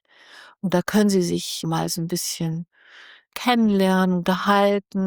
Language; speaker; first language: German; native; German